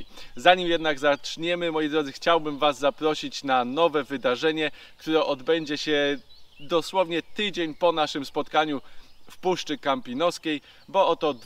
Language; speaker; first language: Polish; native; Polish